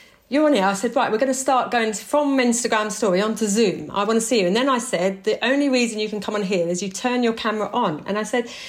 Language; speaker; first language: English; native; English